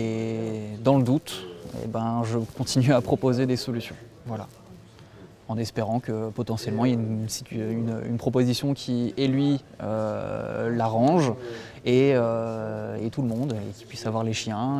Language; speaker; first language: French; native; French